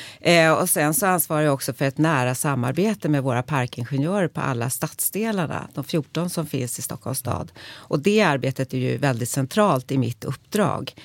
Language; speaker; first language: Swedish; native; Swedish